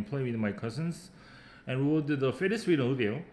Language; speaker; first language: English; non-native, fluent; Korean